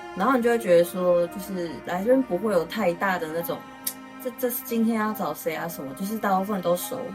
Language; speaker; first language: Chinese; native; Chinese